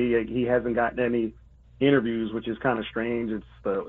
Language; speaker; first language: English; native; English